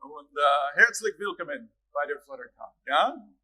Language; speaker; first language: German; non-native, learner; English